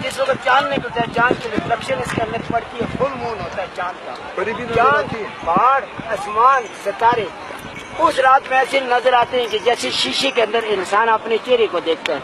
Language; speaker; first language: Hindi; non-native, local second language; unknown